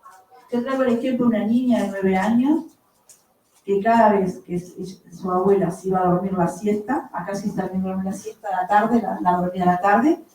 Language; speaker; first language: Spanish; native; Spanish